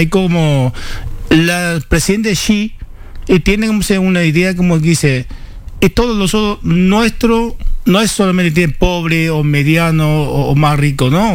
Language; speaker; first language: Spanish; non-native, learner; Chinese